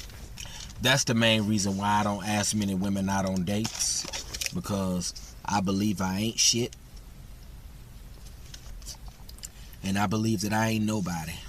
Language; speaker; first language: English; native; English